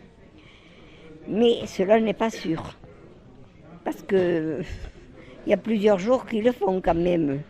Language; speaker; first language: French; native; French